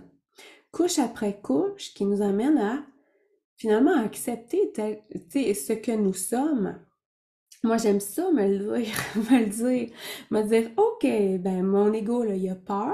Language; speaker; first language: French; native; French